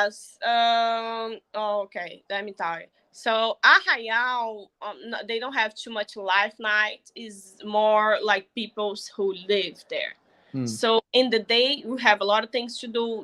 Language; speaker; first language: English; non-native, learner; Portuguese